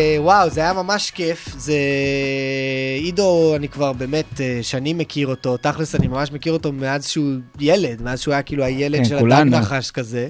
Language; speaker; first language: Hebrew; native; Hebrew